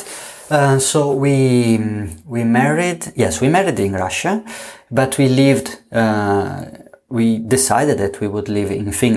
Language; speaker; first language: English; non-native, fluent; Italian